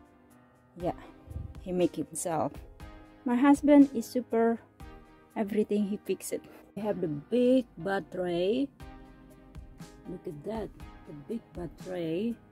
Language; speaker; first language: English; non-native, learner; Indonesian